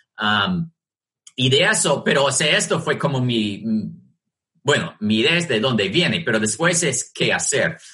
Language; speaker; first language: Spanish; non-native, fluent; English